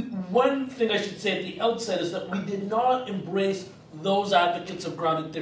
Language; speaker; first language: English; native; English